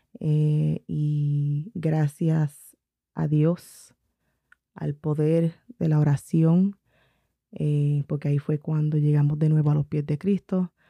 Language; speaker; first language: Spanish; early bilingual, heritage; Spanish